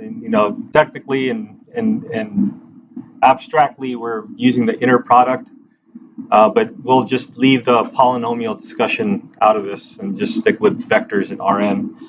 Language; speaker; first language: English; native; English